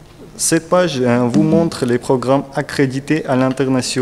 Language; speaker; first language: French; non-native, learner; Russian